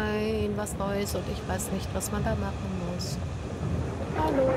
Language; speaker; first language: German; native; German